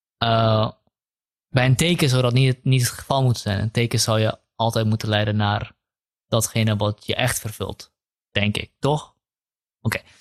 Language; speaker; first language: Dutch; early bilingual, other home language; Kurdish